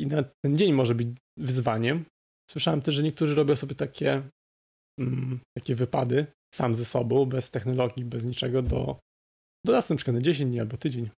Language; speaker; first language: Polish; native; Polish